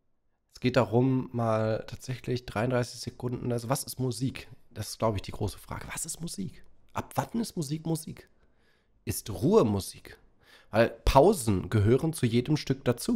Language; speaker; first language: German; native; German